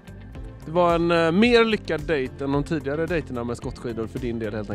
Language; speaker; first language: Swedish; native; Swedish